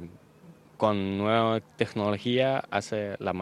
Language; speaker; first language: Spanish; non-native, fluent; Ukrainian